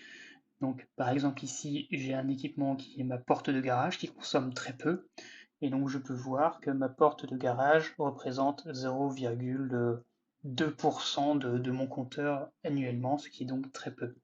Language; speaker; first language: French; native; French